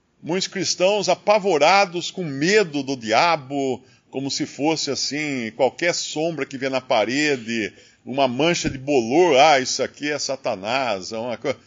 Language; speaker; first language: Portuguese; native; Portuguese